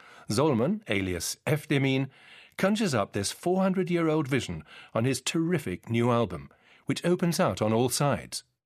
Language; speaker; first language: English; native; English